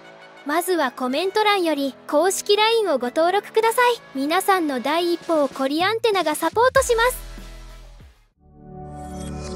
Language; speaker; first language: Japanese; native; Japanese